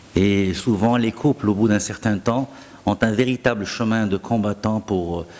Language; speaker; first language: French; non-native, local second language; Arabic